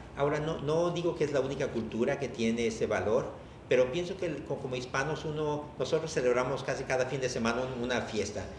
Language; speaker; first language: Spanish; early bilingual, heritage; Spanish